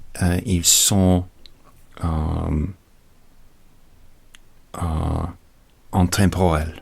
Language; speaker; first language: French; non-native, learner; English